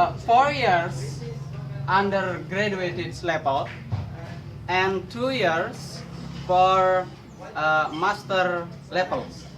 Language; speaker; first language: English; non-native, learner; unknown